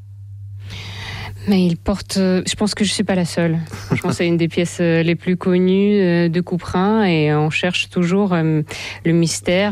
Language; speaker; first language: French; non-native, fluent; Russian